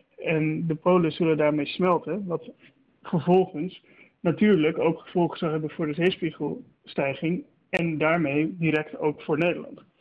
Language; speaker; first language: Dutch; native; Dutch